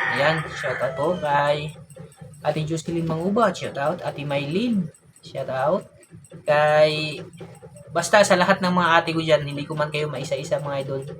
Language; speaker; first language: Filipino; native; Filipino